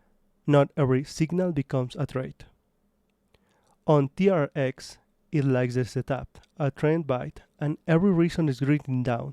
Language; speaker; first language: English; non-native, fluent; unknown